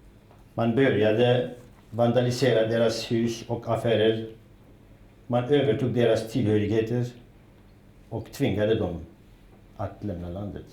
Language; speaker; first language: Swedish; non-native, fluent; Kurdish